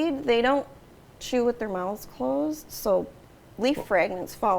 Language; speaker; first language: English; native; English